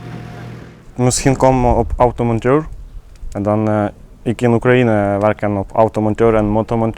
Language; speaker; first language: Dutch; non-native, learner; Ukrainian